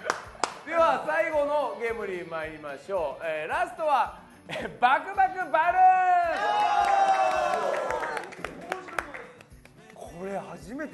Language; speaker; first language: Japanese; native; Japanese